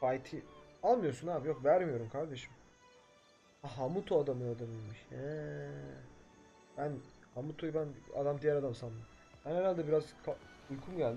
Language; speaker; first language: Turkish; native; Turkish